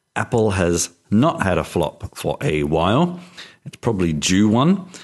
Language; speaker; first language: English; native; English